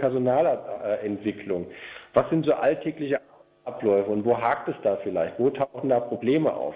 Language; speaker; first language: German; native; German